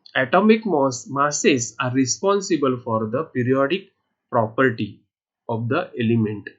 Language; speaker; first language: English; non-native, local second language; Marathi